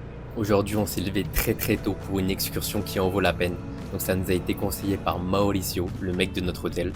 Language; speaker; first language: French; native; French